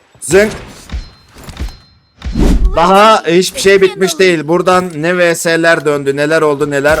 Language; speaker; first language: Turkish; native; Turkish